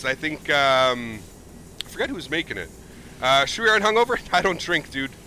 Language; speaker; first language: English; native; English